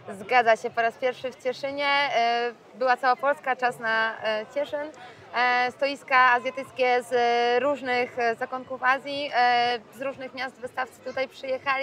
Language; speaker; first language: Polish; native; Polish